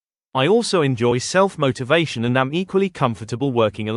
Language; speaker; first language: English; non-native, fluent; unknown